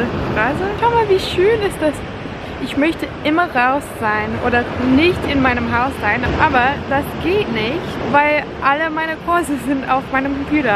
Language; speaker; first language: German; non-native, learner; English